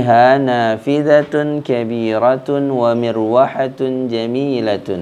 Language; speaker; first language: Arabic; non-native, fluent; Indonesian